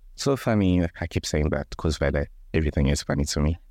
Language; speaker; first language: English; non-native, local second language; Venda